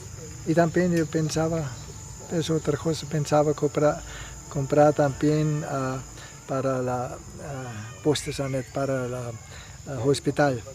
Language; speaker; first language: Spanish; non-native, fluent; Italian